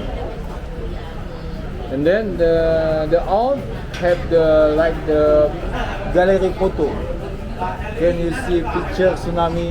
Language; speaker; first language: English; non-native, learner; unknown